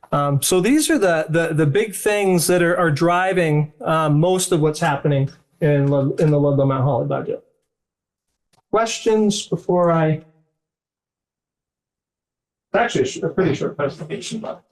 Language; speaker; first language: English; native; English